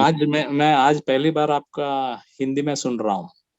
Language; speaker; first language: Hindi; non-native, local second language; Kannada